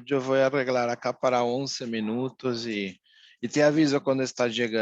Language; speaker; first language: Spanish; non-native, fluent; Portuguese